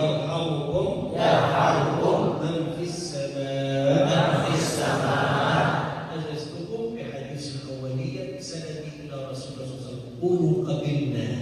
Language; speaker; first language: Arabic; non-native, fluent; Indonesian